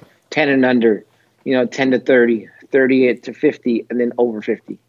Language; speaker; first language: English; native; English